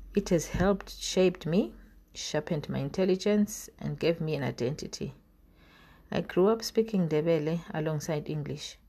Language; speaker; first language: English; non-native, local second language; North Ndebele